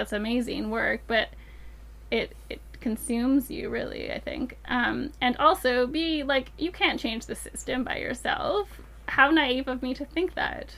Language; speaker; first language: English; native; English